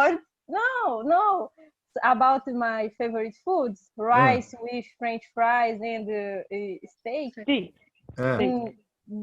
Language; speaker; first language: English; non-native, learner; Portuguese